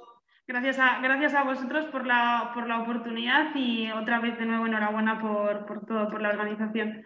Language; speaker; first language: Spanish; native; Spanish